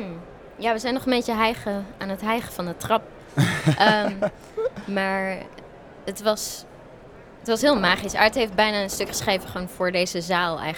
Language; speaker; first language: Dutch; native; Dutch